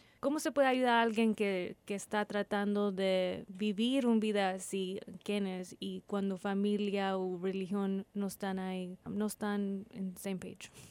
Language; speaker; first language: Spanish; early bilingual, heritage; Spanish